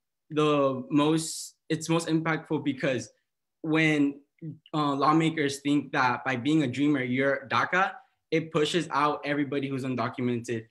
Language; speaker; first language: English; early bilingual, other home language; Spanish